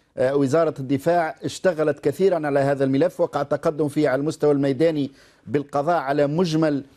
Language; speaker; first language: Arabic; native; Arabic